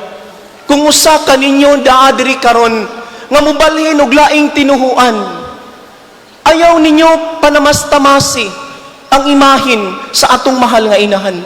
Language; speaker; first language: Cebuano; native; Cebuano